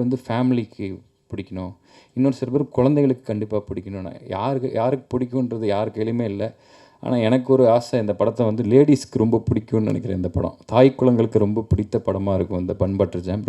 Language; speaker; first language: Tamil; native; Tamil